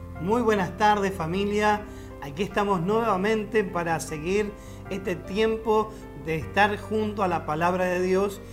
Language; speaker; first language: Spanish; native; Spanish